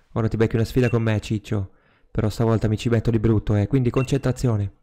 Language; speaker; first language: Italian; native; Italian